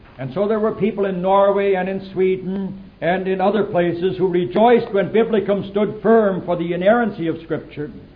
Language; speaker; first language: English; native; English